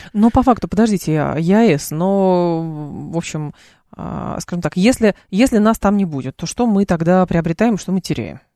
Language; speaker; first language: Russian; native; Russian